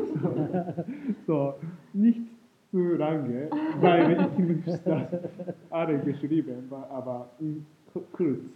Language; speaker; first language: German; non-native, learner; Japanese